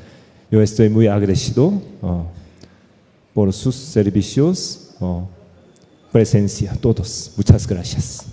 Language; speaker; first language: Spanish; non-native, learner; Korean